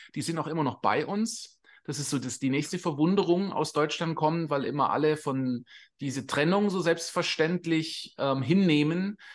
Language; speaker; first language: German; native; German